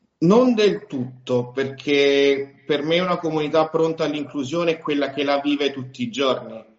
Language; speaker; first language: Italian; early bilingual, other home language; Swahili